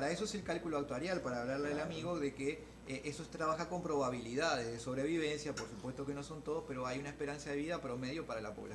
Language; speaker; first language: Spanish; native; Spanish